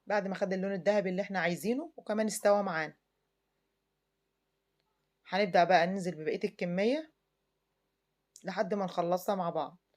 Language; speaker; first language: Arabic; native; Arabic